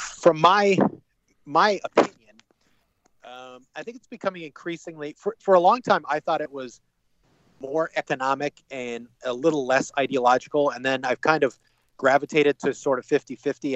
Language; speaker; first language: English; native; English